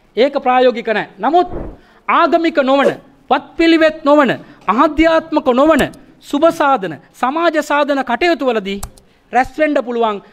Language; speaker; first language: Sinhala; non-native, local second language; Tamil